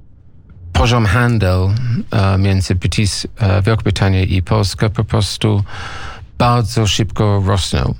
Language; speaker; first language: Polish; non-native, learner; English